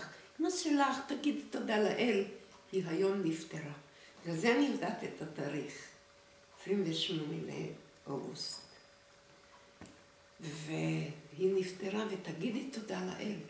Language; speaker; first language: Hebrew; non-native, fluent; Hungarian